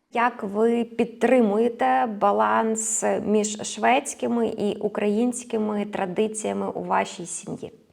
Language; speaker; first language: Ukrainian; native; Ukrainian